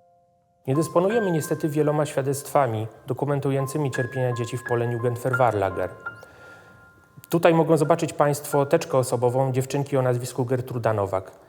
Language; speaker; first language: Polish; native; Polish